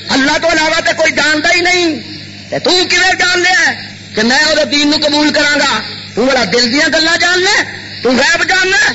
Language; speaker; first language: Urdu; non-native, local second language; Punjabi